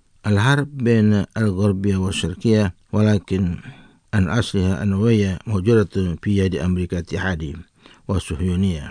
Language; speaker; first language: Arabic; non-native, fluent; Indonesian